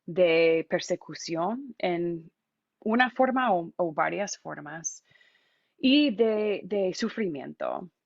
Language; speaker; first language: Spanish; non-native, fluent; English